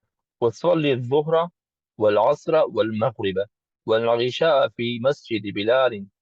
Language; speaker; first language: Arabic; non-native, learner; English